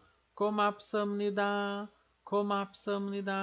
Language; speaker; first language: Korean; non-native, fluent; Portuguese